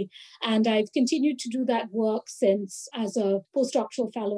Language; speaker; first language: English; non-native, local second language; Bangla